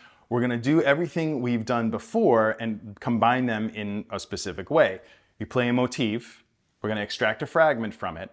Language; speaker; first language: English; native; English